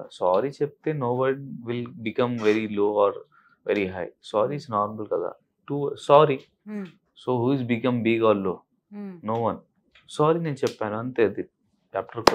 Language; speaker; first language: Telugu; non-native, local second language; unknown